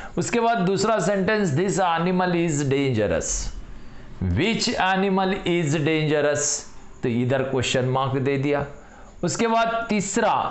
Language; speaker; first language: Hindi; non-native, local second language; Marathi